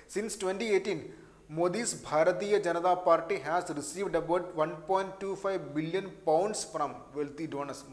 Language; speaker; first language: English; non-native, local second language; Malayalam